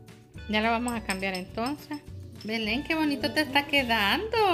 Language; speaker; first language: Spanish; native; Spanish